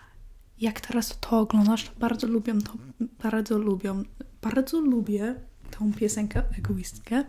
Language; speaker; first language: Polish; early bilingual, heritage; English